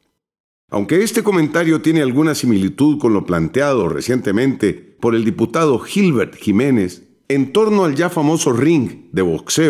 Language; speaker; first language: Spanish; native; Spanish